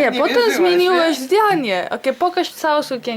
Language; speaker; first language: Polish; early bilingual, heritage; English